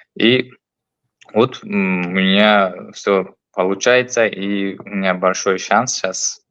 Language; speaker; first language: Russian; non-native, learner; Uzbek